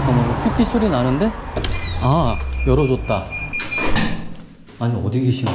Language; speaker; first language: Korean; native; Korean